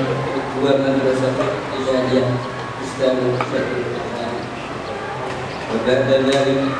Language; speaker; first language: Arabic; non-native, learner; Indonesian